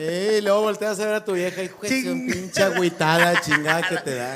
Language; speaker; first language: Spanish; native; Spanish